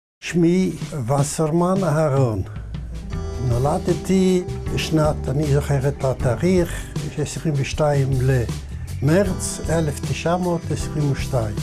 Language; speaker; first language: Hebrew; non-native, fluent; Yiddish